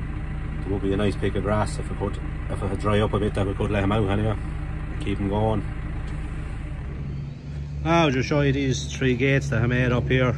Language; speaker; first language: English; native; English